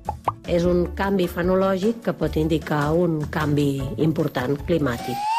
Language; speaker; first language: Catalan; native; Catalan